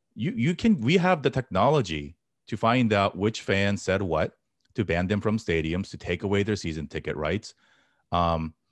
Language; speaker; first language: English; native; English